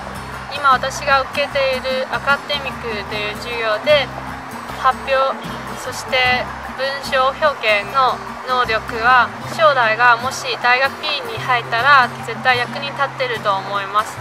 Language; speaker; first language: Japanese; non-native, fluent; Chinese